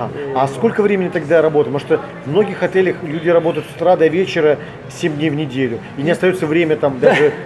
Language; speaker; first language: Russian; native; Russian